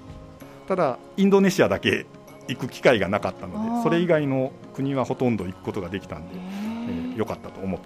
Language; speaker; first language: Japanese; native; Japanese